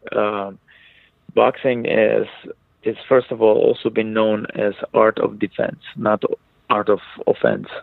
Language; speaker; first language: English; non-native, fluent; Hebrew